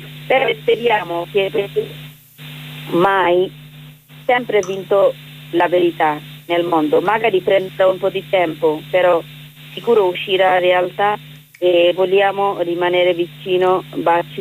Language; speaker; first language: Italian; non-native, learner; Bangla